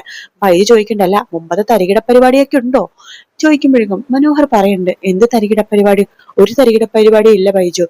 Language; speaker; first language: Malayalam; native; Malayalam